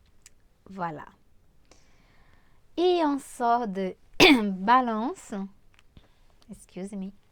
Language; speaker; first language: French; non-native, fluent; Portuguese